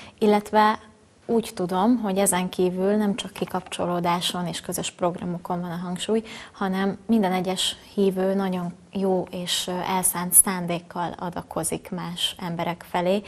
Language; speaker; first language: Hungarian; native; Hungarian